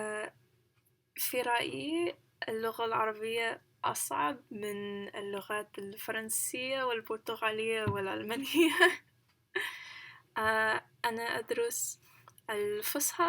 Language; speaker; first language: Arabic; non-native, learner; English